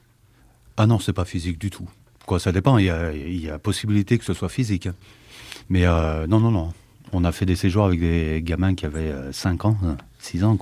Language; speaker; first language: French; native; French